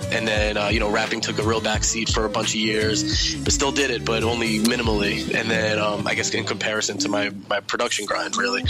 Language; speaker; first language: English; native; English